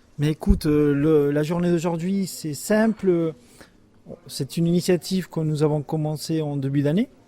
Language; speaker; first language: French; native; French